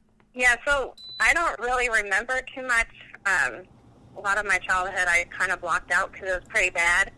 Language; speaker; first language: English; native; English